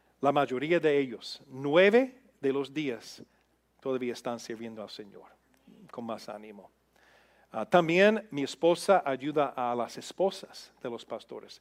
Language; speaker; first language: Spanish; non-native, fluent; English